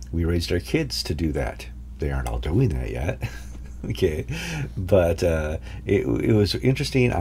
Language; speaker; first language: English; native; English